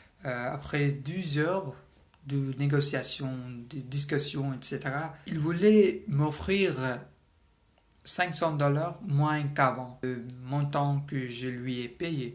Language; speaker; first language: French; non-native, learner; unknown